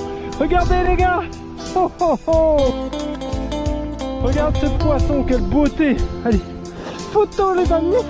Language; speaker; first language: French; native; French